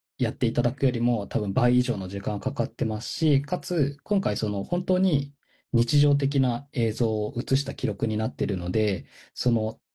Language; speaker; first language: Japanese; native; Japanese